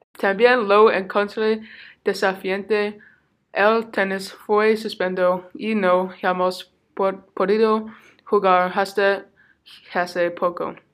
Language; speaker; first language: Spanish; non-native, learner; English